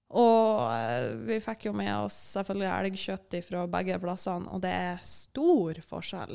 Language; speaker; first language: Norwegian; native; Norwegian